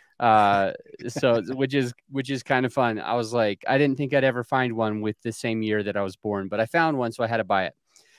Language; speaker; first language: English; native; English